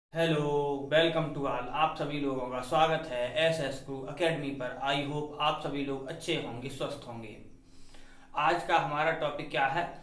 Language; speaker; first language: Hindi; native; Hindi